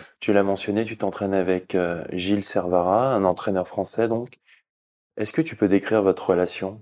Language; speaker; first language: French; native; French